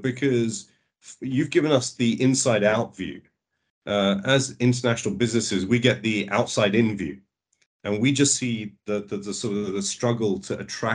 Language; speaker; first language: English; native; English